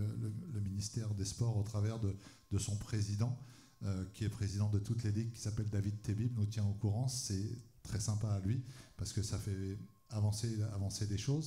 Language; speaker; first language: French; native; French